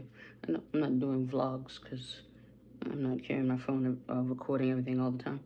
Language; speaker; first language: English; native; English